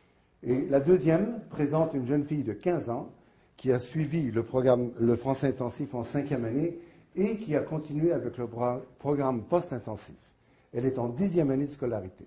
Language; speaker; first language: French; native; French